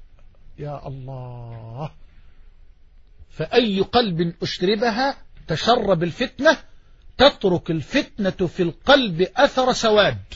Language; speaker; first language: Arabic; native; Arabic